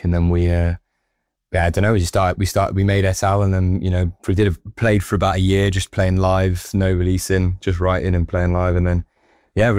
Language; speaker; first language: English; native; English